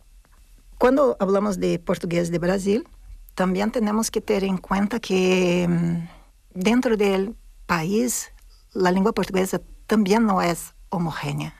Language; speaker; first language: Spanish; non-native, fluent; Portuguese